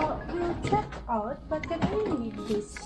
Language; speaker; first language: English; non-native, local second language; Filipino